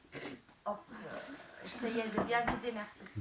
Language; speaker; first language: French; native; French